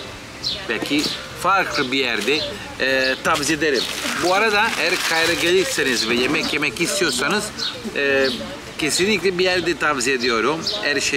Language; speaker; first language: Turkish; non-native, fluent; Italian